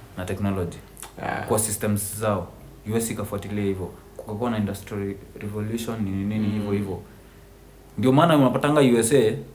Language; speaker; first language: Swahili; native; Swahili